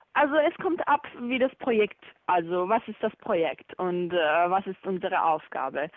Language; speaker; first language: German; non-native, fluent; Bosnian